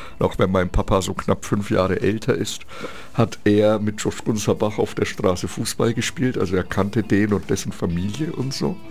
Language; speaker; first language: German; early bilingual, other home language; Turkish